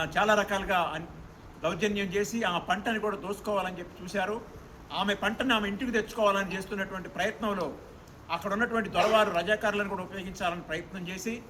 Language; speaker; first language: Telugu; native; Telugu